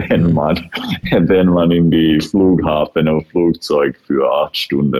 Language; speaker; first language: German; non-native, fluent; Finnish